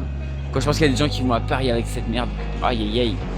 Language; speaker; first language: French; native; French